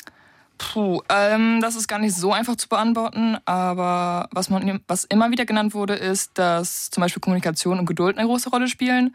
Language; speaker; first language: German; native; German